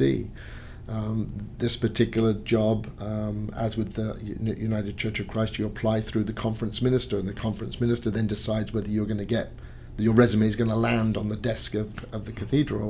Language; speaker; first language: English; native; English